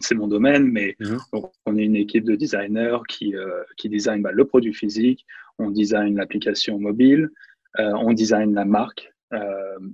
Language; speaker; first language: French; native; French